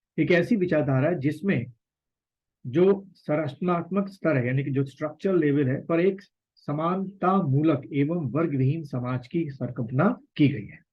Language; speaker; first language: Hindi; native; Hindi